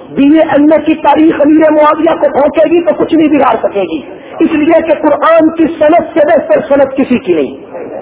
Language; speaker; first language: Urdu; non-native, local second language; Punjabi